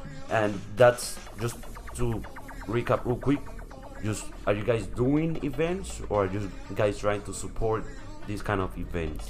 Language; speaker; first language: English; non-native, local second language; Spanish